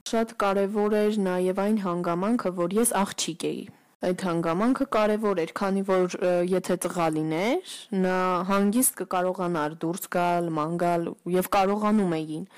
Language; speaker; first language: Armenian; early bilingual, heritage; Armenian